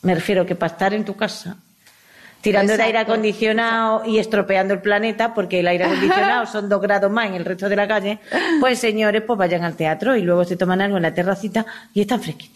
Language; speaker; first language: Spanish; native; Spanish